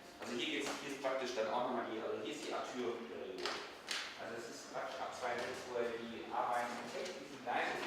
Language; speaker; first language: German; native; German